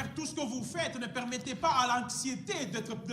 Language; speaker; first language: French; non-native, fluent; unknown